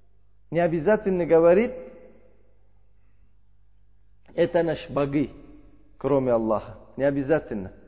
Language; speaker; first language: Russian; non-native, learner; Uzbek